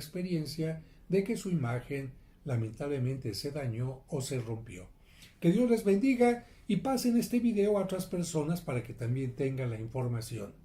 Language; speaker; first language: Spanish; native; Spanish